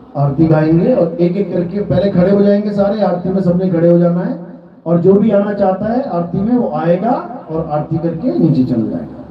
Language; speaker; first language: Hindi; native; Hindi